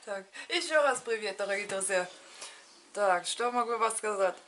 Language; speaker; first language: Russian; non-native, fluent; German